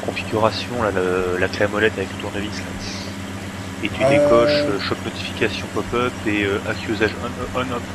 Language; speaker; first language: French; native; French